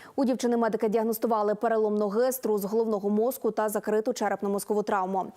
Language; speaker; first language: Ukrainian; native; Ukrainian